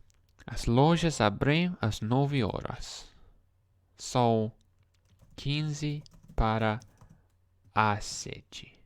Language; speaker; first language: Portuguese; non-native, learner; English